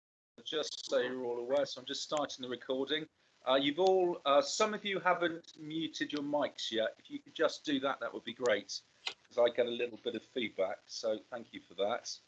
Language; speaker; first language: English; native; English